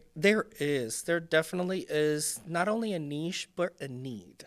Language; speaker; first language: English; non-native, fluent; Spanish